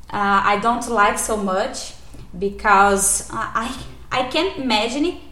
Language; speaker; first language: English; non-native, learner; Portuguese